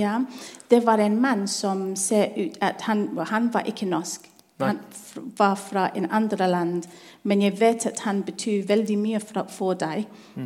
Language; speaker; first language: Norwegian; non-native, learner; English